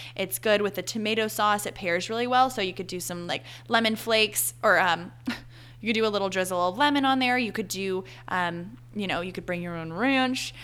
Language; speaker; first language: English; native; English